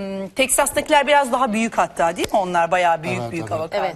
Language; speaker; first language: Turkish; native; Turkish